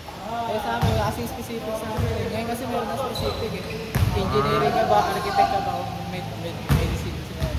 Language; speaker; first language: Filipino; native; Filipino